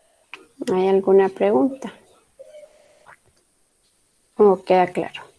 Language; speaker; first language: Spanish; native; Spanish